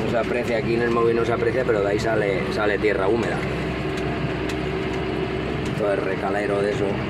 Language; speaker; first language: Spanish; native; Spanish